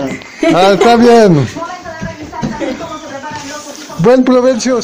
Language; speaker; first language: Spanish; non-native, learner; French